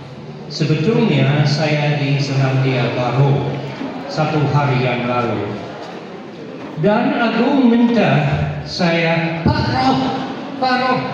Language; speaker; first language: Indonesian; non-native, fluent; English